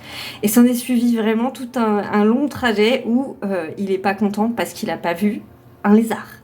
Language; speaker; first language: French; native; French